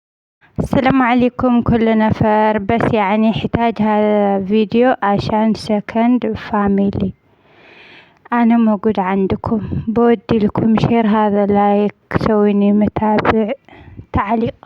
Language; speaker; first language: Arabic; non-native, learner; Amharic